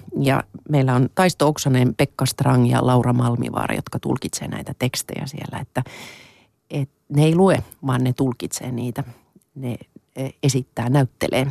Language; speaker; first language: Finnish; non-native, local second language; Swedish